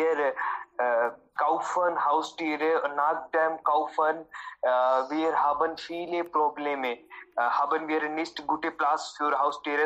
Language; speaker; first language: German; non-native, learner; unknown